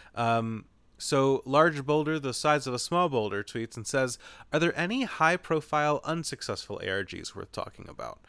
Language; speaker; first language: English; native; English